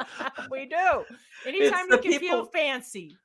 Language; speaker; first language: English; native; English